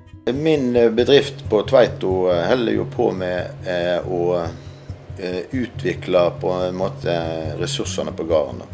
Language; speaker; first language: Norwegian; native; Norwegian